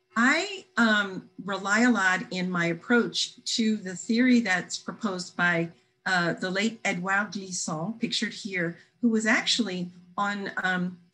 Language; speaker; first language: English; native; English